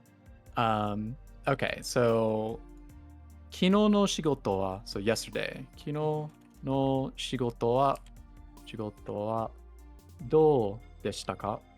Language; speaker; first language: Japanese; non-native, learner; English